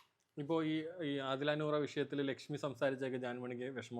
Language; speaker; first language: Malayalam; native; Malayalam